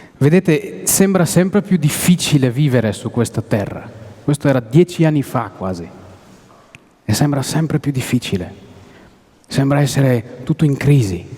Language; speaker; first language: Italian; non-native, fluent; Hebrew